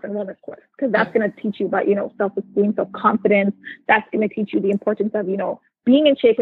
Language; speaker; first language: English; native; English